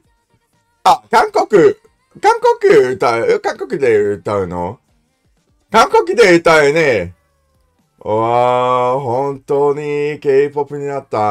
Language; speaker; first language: Japanese; non-native, learner; English